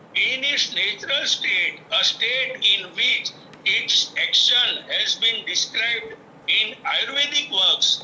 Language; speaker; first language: English; non-native, local second language; Gujarati